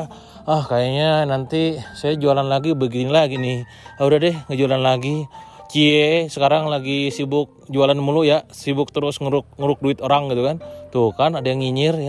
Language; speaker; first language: Indonesian; native; Indonesian